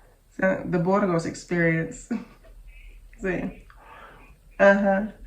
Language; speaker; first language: Spanish; non-native, learner; English